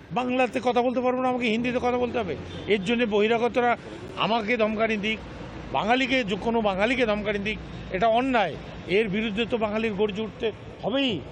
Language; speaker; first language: Bangla; native; Bangla